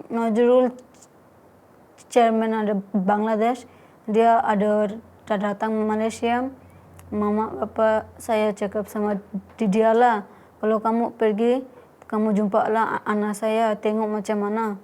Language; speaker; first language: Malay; non-native, learner; Bangla